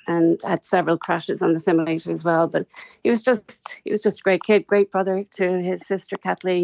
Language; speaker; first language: English; native; English